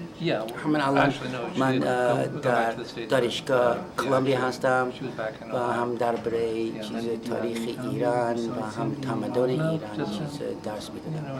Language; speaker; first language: Persian; non-native, learner; English